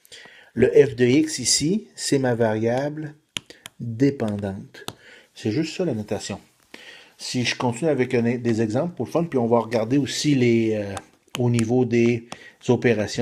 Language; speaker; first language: French; native; French